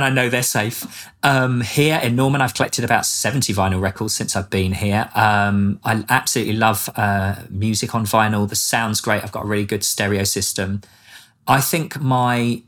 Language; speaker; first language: English; native; English